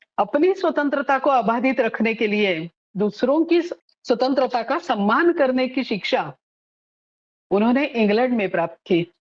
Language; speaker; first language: Hindi; non-native, local second language; Marathi